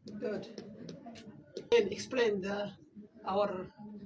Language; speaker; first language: English; non-native, learner; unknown